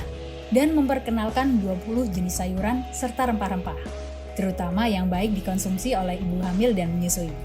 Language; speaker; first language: Indonesian; native; Indonesian